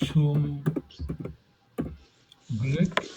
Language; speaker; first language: German; non-native, fluent; Bangla